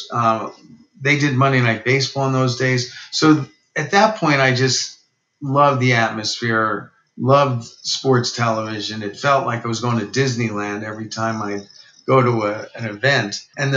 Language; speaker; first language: English; native; English